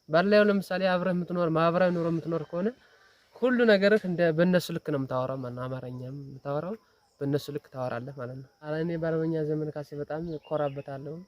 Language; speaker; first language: Amharic; non-native, local second language; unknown